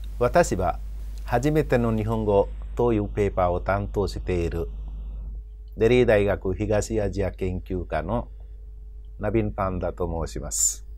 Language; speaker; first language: Japanese; non-native, fluent; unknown